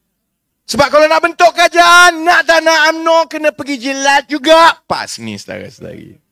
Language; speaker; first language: Malay; native; Malay